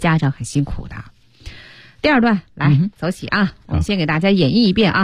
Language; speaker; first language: Chinese; native; Chinese